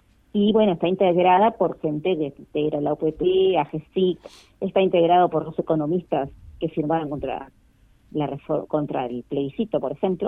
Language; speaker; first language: Spanish; native; Spanish